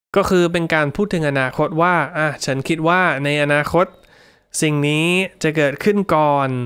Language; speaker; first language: Thai; non-native, fluent; English